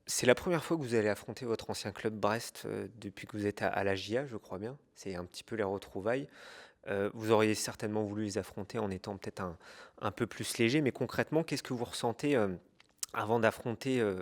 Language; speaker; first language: French; native; French